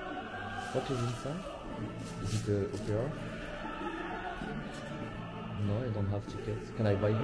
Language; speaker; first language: English; non-native, learner; French